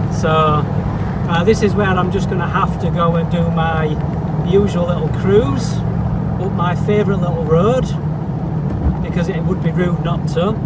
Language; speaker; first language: English; native; English